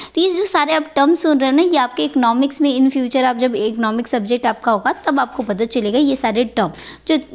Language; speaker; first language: Hindi; native; Hindi